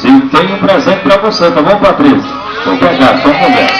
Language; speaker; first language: Portuguese; native; Portuguese